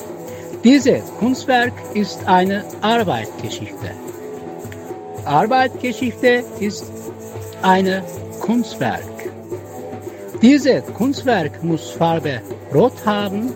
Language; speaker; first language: German; non-native, learner; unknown